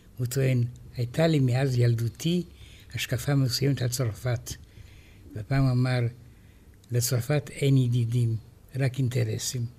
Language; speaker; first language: Hebrew; non-native, fluent; Romanian